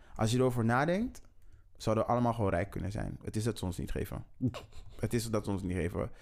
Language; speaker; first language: Dutch; native; Dutch